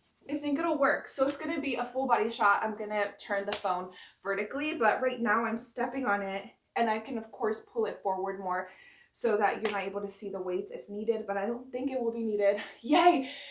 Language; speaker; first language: English; early bilingual, other home language; Spanish